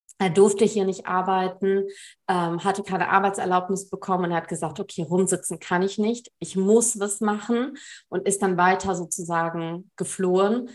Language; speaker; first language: German; early bilingual, other home language; Tamil